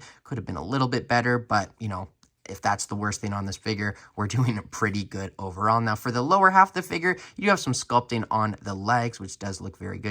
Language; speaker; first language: English; native; English